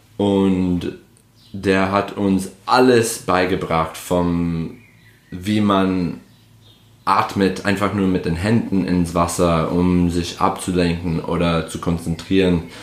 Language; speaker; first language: German; non-native, fluent; English